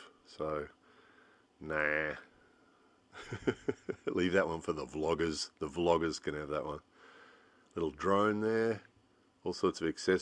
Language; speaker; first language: English; native; English